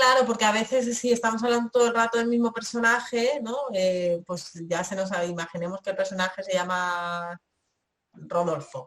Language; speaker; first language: Spanish; native; Spanish